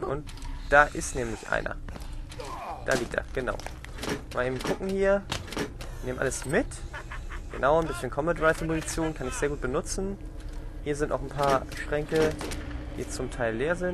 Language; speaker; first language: German; native; German